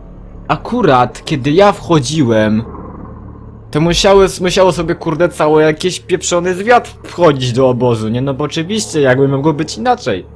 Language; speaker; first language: Polish; native; Polish